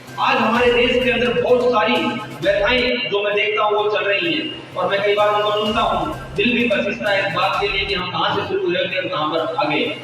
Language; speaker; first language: Hindi; native; Hindi